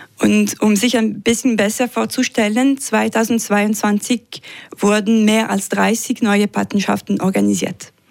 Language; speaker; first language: German; non-native, local second language; French